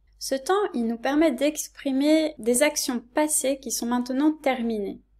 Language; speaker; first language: French; native; French